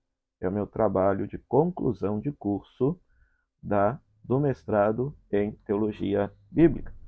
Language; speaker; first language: Portuguese; native; Portuguese